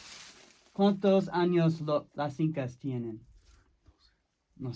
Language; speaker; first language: Spanish; non-native, learner; English